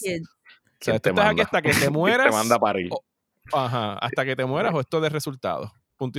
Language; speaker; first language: Spanish; native; Spanish